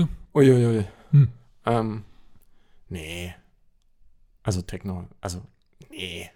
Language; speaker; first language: German; native; German